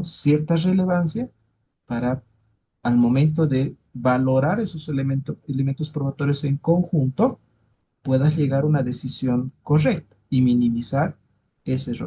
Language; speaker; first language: Spanish; native; Spanish